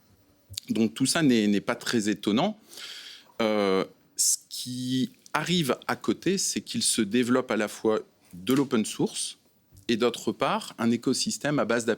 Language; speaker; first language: French; native; French